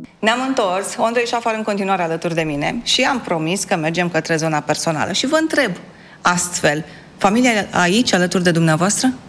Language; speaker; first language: Romanian; native; Romanian